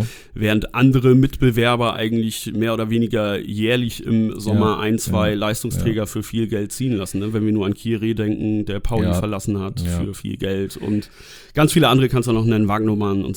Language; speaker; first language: German; native; German